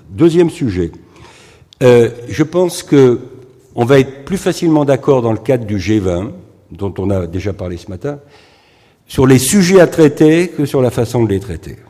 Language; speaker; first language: French; native; French